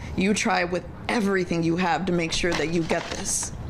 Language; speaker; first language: English; early bilingual, other home language; Spanish